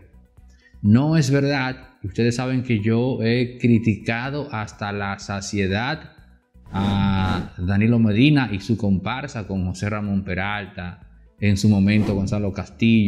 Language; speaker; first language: Spanish; native; Spanish